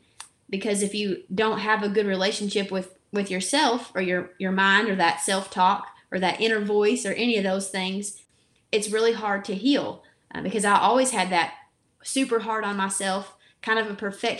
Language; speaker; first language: English; native; English